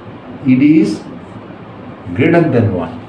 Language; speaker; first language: English; non-native, local second language; Bangla